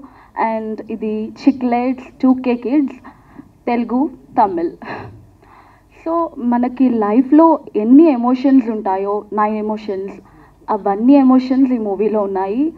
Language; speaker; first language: Telugu; non-native, fluent; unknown